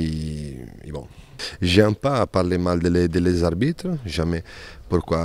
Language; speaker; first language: French; non-native, learner; Italian